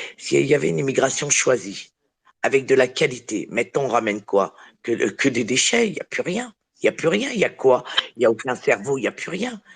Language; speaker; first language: French; early bilingual, other home language; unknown